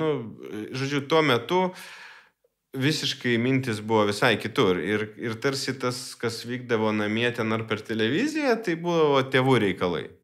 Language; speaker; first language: Lithuanian; non-native, local second language; Russian